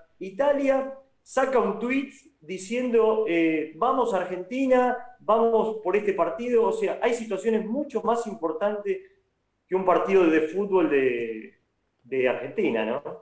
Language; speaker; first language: Spanish; native; Spanish